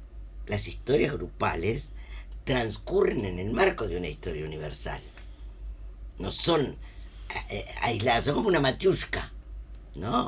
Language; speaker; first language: Spanish; native; Spanish